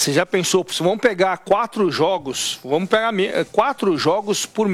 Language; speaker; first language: Portuguese; native; Portuguese